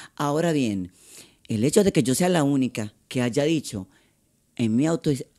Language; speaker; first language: Spanish; native; Spanish